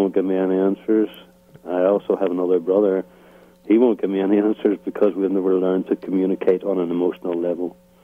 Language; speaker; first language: English; native; English